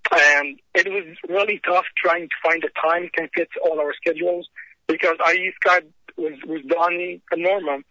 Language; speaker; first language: English; non-native, fluent; Arabic